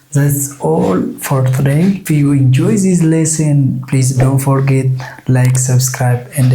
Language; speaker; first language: English; non-native, local second language; Oromo